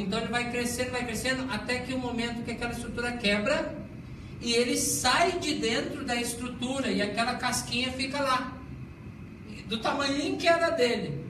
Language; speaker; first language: Portuguese; native; Portuguese